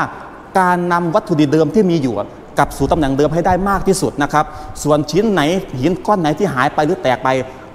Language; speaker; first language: Thai; native; Thai